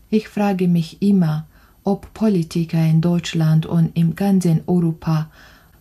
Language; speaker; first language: German; non-native, learner; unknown